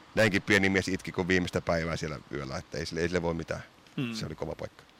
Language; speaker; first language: Finnish; early bilingual, heritage; Finnish